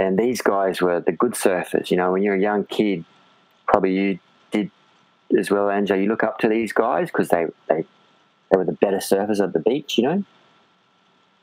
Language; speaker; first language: English; native; English